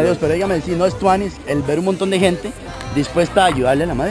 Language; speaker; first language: Spanish; native; Spanish